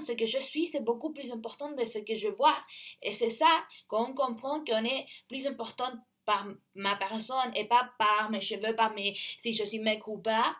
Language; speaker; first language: French; non-native, learner; Spanish